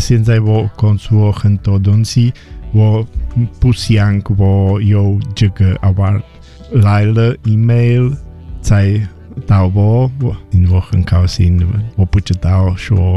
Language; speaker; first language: Chinese; non-native, learner; English